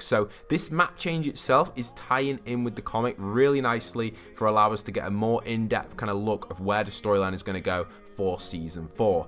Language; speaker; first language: English; native; English